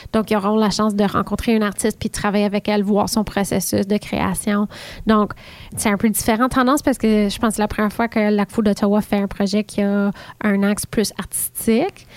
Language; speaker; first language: French; native; French